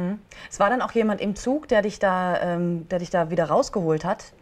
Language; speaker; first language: German; native; German